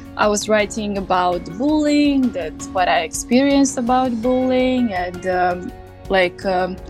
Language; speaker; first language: English; non-native, learner; Macedonian